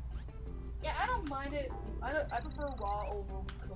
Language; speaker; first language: English; native; English